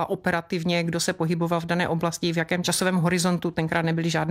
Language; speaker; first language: Czech; native; Czech